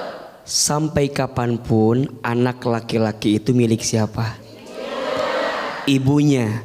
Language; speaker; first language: Indonesian; native; Indonesian